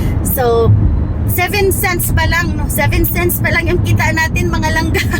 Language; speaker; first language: Filipino; non-native, local second language; Hiligaynon